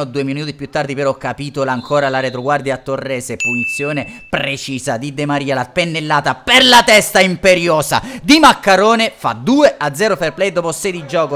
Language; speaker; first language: Italian; native; Italian